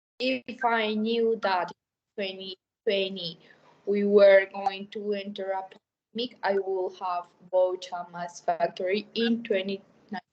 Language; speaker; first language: English; non-native, learner; Spanish